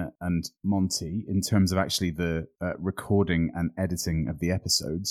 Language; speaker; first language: English; native; English